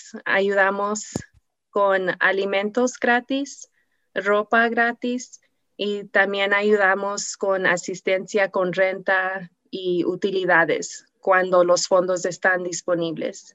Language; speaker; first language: Spanish; non-native, learner; English